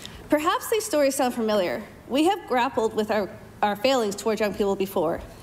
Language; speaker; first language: English; native; English